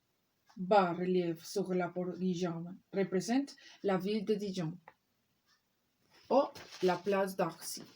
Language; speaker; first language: French; non-native, learner; Spanish